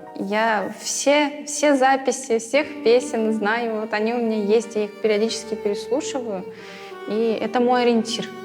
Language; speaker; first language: Russian; early bilingual, other home language; Crimean Tatar